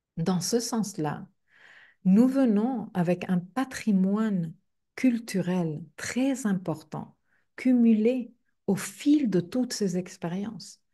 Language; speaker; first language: French; non-native, fluent; Spanish